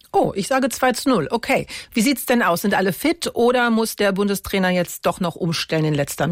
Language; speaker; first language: German; native; German